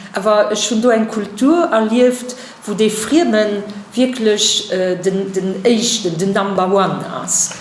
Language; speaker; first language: Luxembourgish; native; Luxembourgish